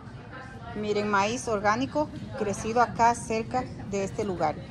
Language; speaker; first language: Spanish; native; Spanish